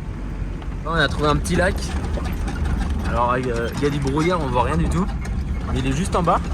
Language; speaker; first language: French; native; French